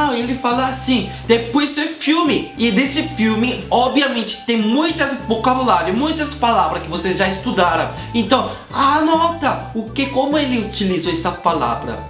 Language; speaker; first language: Portuguese; non-native, fluent; Korean